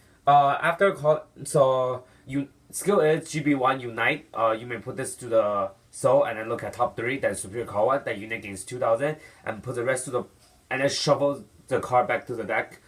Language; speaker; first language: English; non-native, fluent; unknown